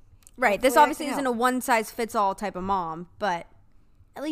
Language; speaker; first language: English; native; English